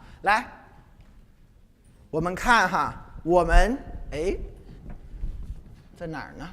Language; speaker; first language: Chinese; non-native, fluent; English